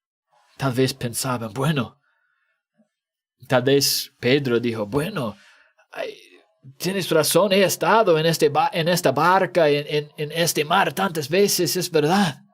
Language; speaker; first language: Spanish; non-native, fluent; English